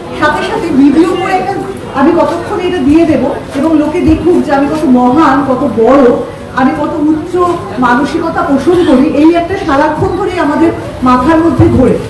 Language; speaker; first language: Bangla; native; Bangla